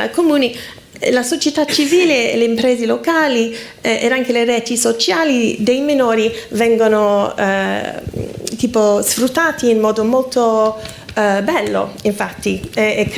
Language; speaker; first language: Italian; non-native, fluent; English